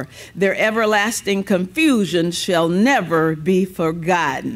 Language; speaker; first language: English; native; English